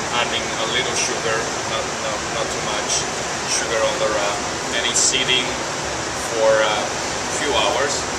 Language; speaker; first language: English; non-native, fluent; Italian